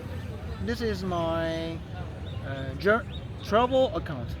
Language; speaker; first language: English; non-native, learner; Korean